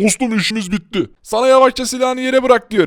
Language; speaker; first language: Turkish; native; Turkish